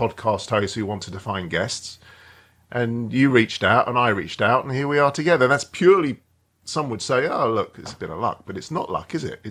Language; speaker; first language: English; native; English